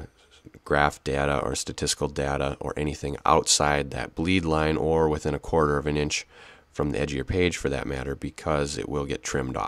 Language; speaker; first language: English; native; English